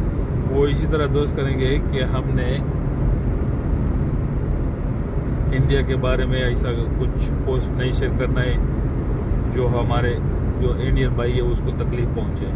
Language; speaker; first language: Hindi; non-native, local second language; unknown